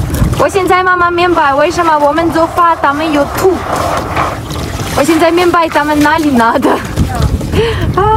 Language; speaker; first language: Chinese; non-native, learner; Ukrainian